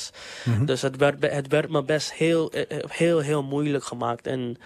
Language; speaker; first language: Dutch; non-native, local second language; English